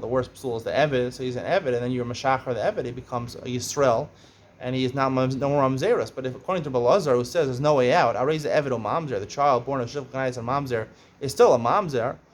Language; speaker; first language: English; native; English